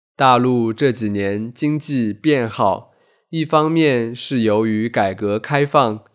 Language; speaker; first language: Chinese; native; Chinese